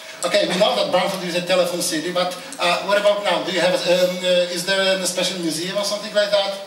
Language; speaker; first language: English; non-native, fluent; Polish